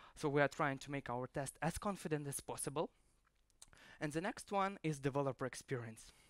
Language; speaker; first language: English; non-native, fluent; Ukrainian